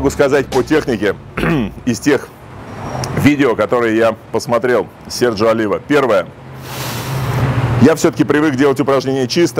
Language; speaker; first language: Russian; native; Russian